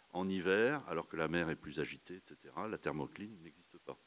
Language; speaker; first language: French; native; French